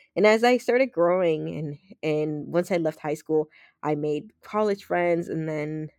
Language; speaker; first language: English; native; English